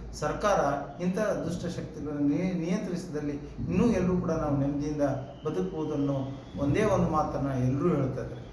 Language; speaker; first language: Kannada; native; Kannada